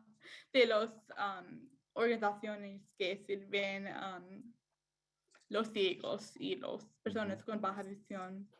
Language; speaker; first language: Spanish; non-native, learner; English